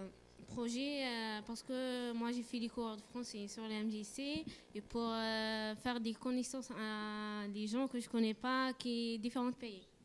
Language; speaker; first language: French; non-native, learner; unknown